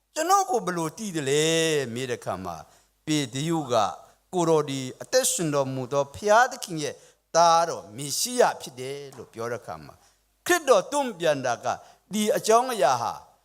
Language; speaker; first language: Burmese; non-native, local second language; Tedim Chin